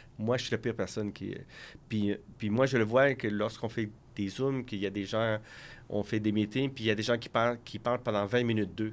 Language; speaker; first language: French; early bilingual, other home language; Spanish